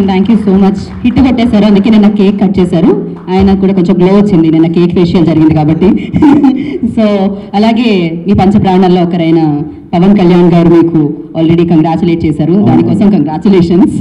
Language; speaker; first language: Telugu; native; Telugu